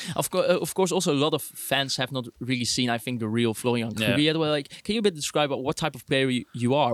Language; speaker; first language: English; non-native, fluent; Dutch